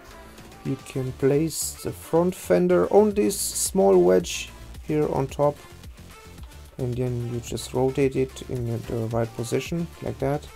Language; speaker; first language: English; non-native, fluent; German